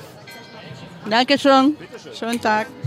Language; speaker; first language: German; non-native, learner; Ukrainian